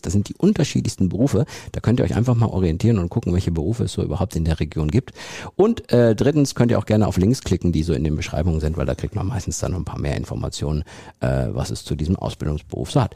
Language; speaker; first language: German; native; German